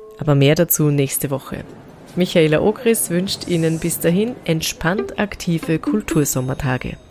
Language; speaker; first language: German; native; German